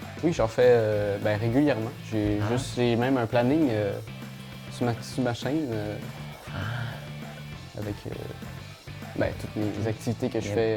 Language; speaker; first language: French; native; French